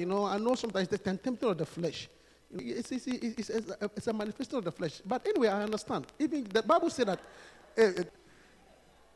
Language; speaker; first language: English; non-native, local second language; Akan